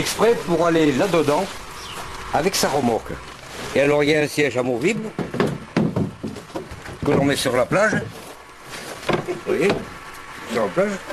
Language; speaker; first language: French; native; French